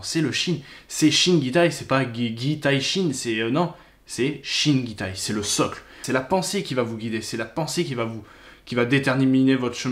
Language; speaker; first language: French; native; French